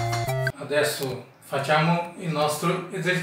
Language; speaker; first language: Italian; non-native, fluent; Portuguese